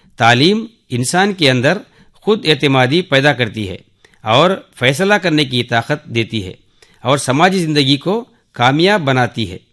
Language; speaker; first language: Urdu; native; Urdu